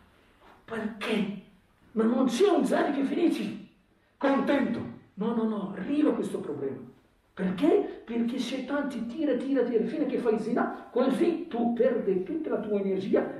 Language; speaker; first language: Italian; non-native, fluent; Arabic